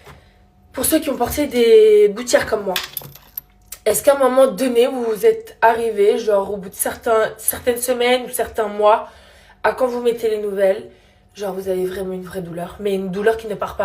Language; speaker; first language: French; native; French